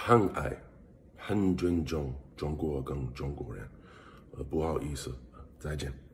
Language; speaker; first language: Chinese; non-native, learner; English